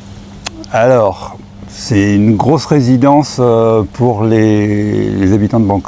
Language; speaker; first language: French; native; French